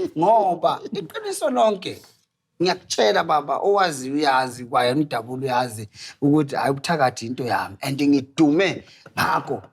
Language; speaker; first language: Zulu; native; Zulu